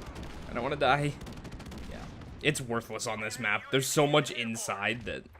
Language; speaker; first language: English; native; English